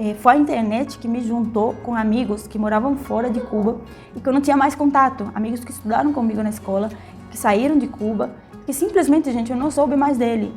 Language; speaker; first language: Portuguese; non-native, fluent; Spanish